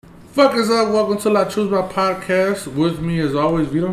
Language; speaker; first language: English; early bilingual, other home language; Spanish